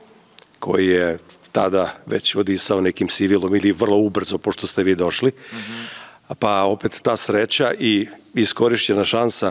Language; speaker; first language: Serbian; native; Serbian